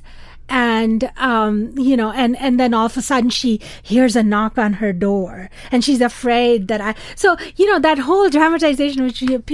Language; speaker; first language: English; non-native, local second language; Urdu